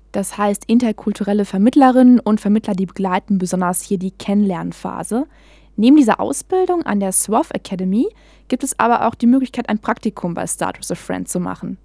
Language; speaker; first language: German; native; German